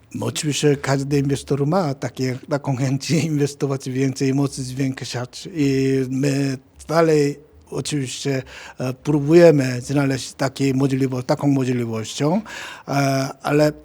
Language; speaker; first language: Polish; non-native, learner; Korean